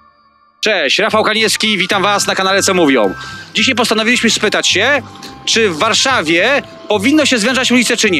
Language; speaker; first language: Polish; native; Polish